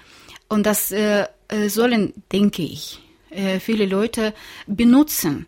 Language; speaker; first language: German; non-native, learner; Russian